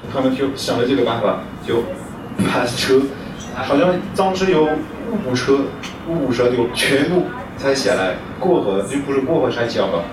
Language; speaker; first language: Chinese; non-native, fluent; French